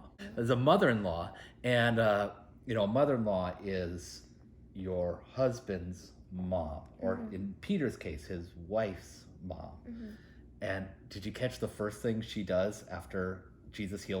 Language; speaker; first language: English; native; English